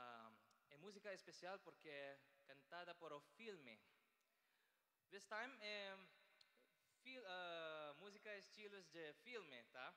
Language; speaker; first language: Portuguese; non-native, learner; Filipino